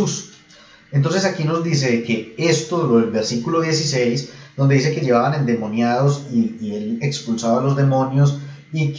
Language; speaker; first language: Spanish; native; Spanish